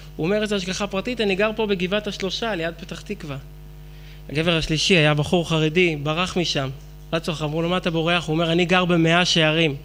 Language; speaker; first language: Hebrew; native; Hebrew